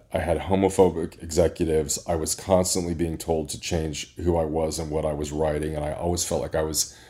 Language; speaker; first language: English; native; English